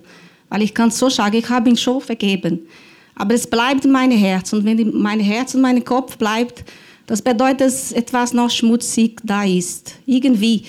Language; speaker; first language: German; non-native, learner; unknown